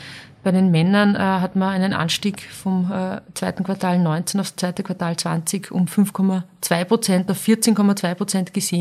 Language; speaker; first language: German; native; German